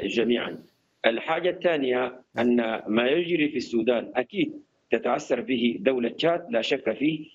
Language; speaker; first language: Arabic; native; Arabic